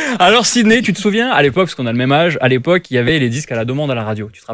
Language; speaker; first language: French; native; French